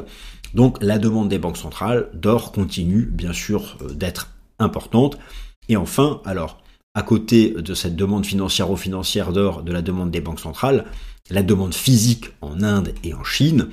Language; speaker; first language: French; native; French